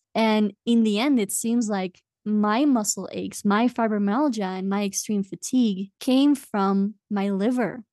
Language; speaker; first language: English; non-native, fluent; Dutch